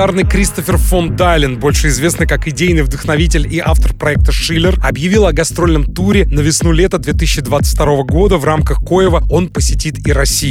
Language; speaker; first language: Russian; native; Russian